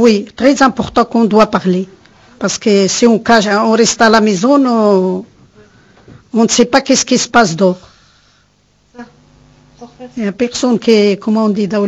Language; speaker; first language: French; non-native, learner; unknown